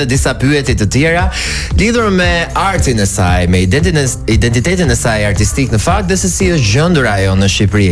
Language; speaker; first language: Albanian; native; Albanian